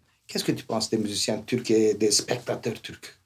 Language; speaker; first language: French; non-native, fluent; Turkish